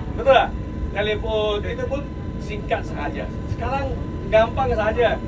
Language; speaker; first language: Malay; non-native, local second language; Chinese